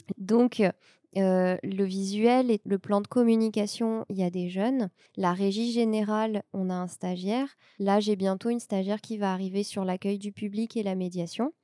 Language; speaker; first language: French; native; French